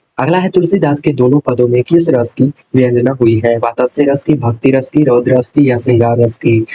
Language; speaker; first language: Hindi; native; Hindi